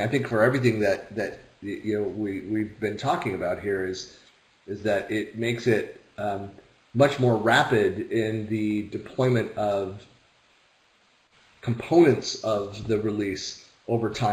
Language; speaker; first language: English; native; English